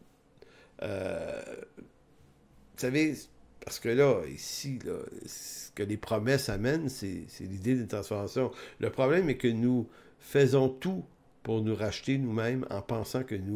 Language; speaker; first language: French; native; French